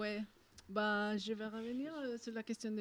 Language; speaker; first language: French; non-native, fluent; Spanish